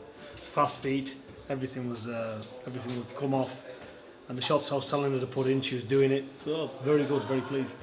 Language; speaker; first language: English; native; English